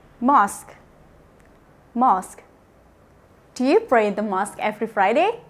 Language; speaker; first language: English; non-native, fluent; Indonesian